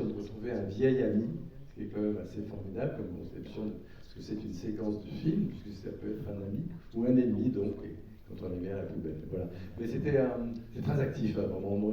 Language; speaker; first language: French; native; French